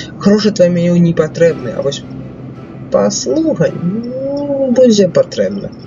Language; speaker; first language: Belarusian; non-native, local second language; Russian